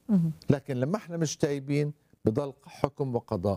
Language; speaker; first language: Arabic; native; Arabic